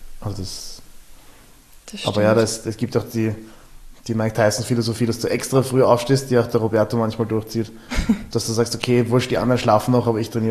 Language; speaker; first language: German; native; German